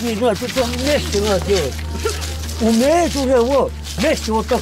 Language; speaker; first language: Russian; non-native, local second language; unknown